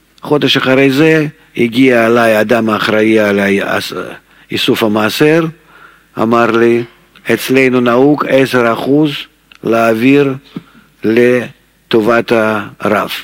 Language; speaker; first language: Hebrew; non-native, fluent; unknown